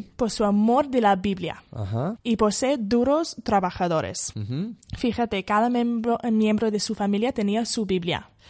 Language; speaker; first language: Spanish; non-native, fluent; English